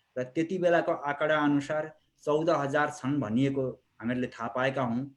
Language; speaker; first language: Nepali; native; Nepali